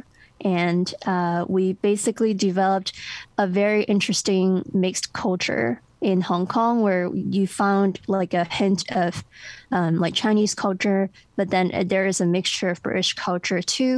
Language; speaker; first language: English; non-native, local second language; Cantonese